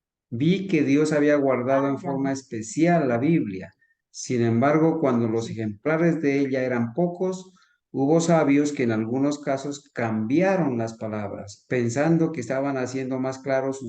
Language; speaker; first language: Spanish; native; Spanish